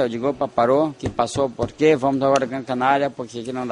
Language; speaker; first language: Spanish; non-native, fluent; Portuguese